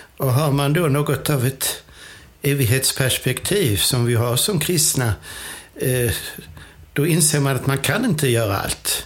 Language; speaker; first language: Swedish; native; Swedish